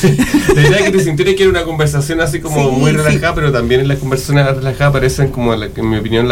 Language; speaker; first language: Spanish; native; Spanish